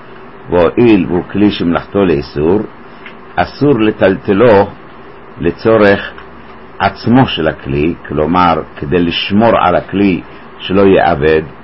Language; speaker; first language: Hebrew; native; Hebrew